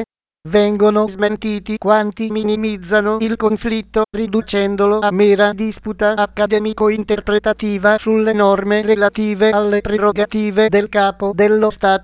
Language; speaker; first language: Italian; native; Italian